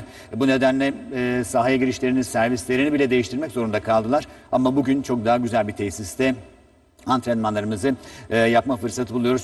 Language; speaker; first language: Turkish; native; Turkish